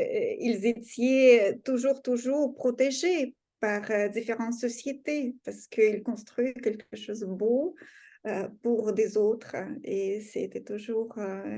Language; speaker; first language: French; non-native, fluent; Russian